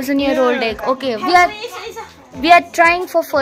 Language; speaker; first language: English; non-native, local second language; Kannada